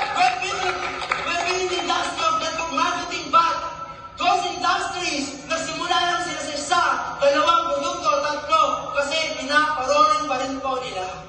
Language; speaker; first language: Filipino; non-native, local second language; Iloko